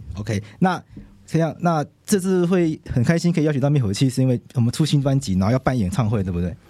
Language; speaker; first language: Chinese; native; Chinese